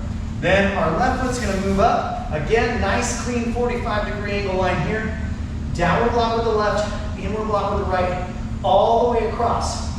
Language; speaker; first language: English; native; English